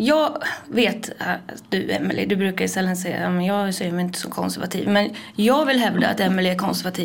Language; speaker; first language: Swedish; native; Swedish